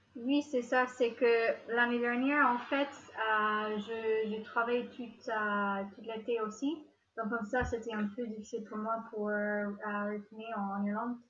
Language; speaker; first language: French; non-native, fluent; English